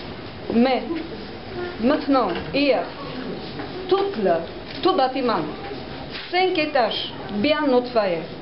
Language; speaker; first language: French; non-native, learner; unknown